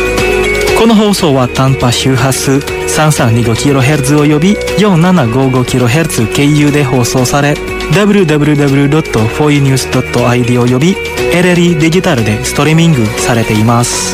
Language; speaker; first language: Japanese; non-native, fluent; Indonesian